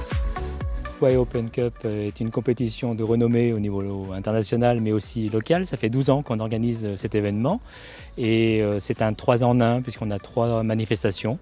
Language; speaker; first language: French; native; French